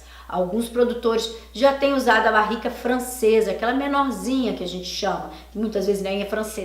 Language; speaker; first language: Portuguese; native; Portuguese